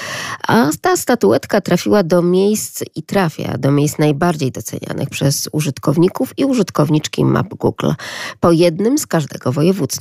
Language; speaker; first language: Polish; native; Polish